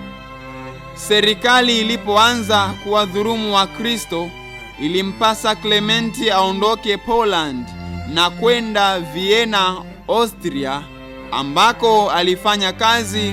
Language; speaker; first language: Swahili; native; Swahili